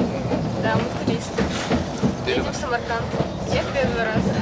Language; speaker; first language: Russian; non-native, local second language; Uzbek